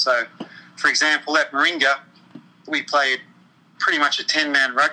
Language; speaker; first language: English; native; English